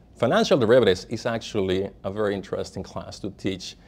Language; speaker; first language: English; non-native, fluent; Spanish